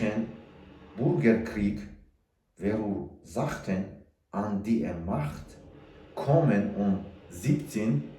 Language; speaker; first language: German; non-native, learner; Tajik